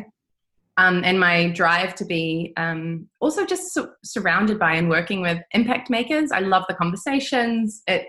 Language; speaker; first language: English; native; English